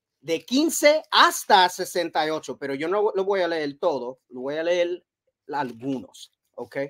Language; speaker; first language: Spanish; early bilingual, heritage; Spanish